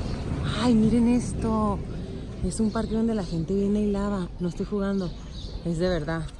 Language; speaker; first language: Spanish; native; Spanish